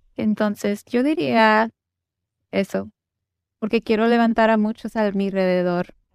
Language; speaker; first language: Spanish; early bilingual, heritage; Spanish